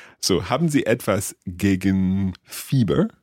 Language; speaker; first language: German; non-native, learner; English